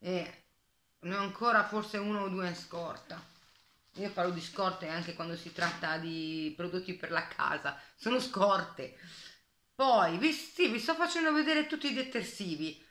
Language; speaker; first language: Italian; native; Italian